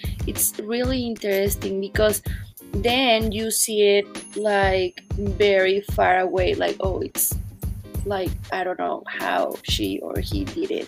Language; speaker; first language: English; non-native, fluent; Spanish